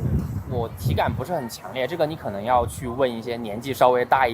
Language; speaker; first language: Chinese; native; Chinese